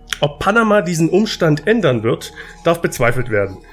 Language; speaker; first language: German; native; German